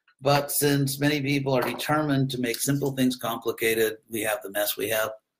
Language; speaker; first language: English; native; English